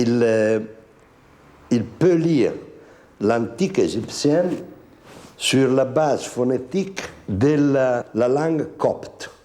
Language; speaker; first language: French; non-native, fluent; Italian